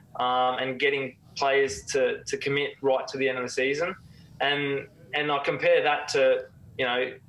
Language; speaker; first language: English; native; English